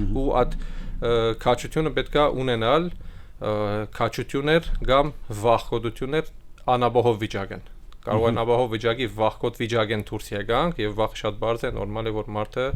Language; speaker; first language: Armenian; early bilingual, heritage; Armenian